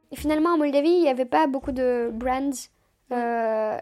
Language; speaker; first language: French; non-native, fluent; Romanian